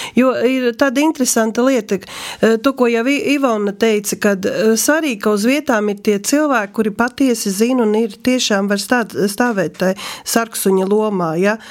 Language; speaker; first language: Latvian; native; Latvian